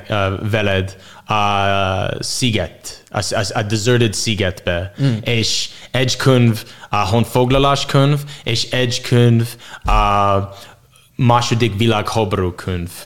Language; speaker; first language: Hungarian; non-native, learner; English